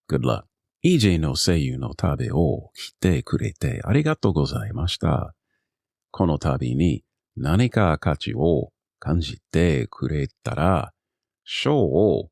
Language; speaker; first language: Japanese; non-native, learner; English